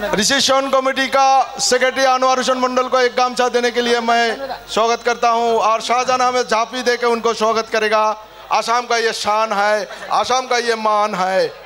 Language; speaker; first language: Hindi; non-native, local second language; Assamese